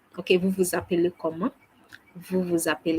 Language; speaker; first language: French; non-native, fluent; English